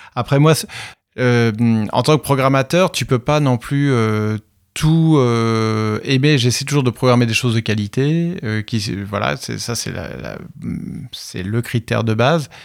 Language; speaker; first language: French; native; French